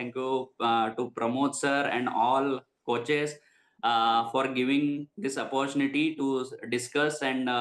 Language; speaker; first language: English; non-native, local second language; Marathi